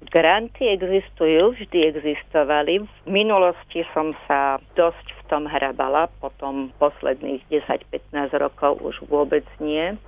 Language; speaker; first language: Slovak; native; Slovak